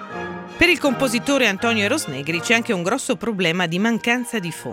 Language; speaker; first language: Italian; native; Italian